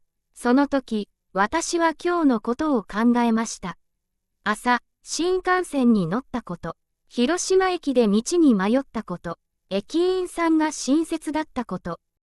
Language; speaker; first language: Japanese; non-native, fluent; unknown